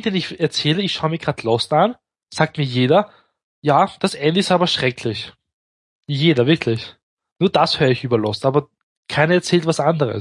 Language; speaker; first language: German; native; German